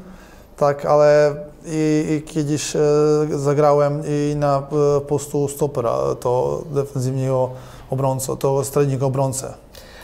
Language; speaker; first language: Polish; non-native, learner; Croatian